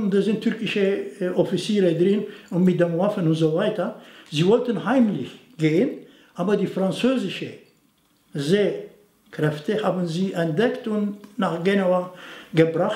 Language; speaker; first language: German; non-native, fluent; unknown